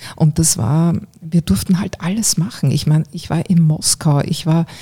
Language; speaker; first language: German; native; German